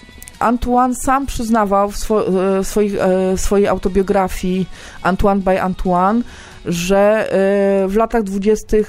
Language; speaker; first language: Polish; native; Polish